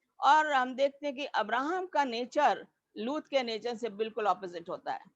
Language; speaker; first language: Hindi; native; Hindi